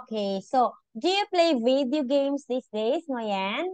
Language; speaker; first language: English; non-native, local second language; Filipino